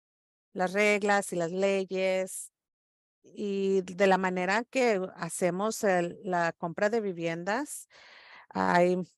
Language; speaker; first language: Spanish; early bilingual, heritage; English